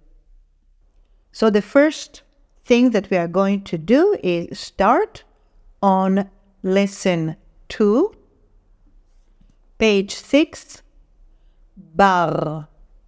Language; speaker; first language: English; non-native, fluent; Hebrew